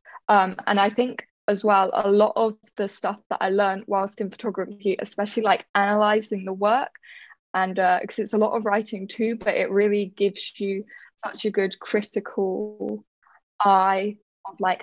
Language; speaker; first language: English; native; English